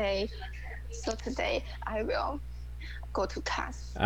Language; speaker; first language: English; non-native, learner; Chinese